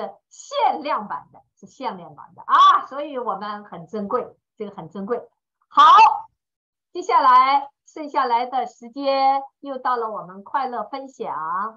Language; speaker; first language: Chinese; native; Chinese